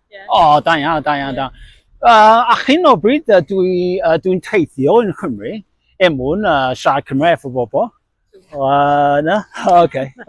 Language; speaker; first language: Welsh; non-native, learner; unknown